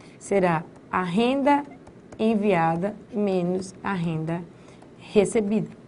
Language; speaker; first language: Portuguese; native; Portuguese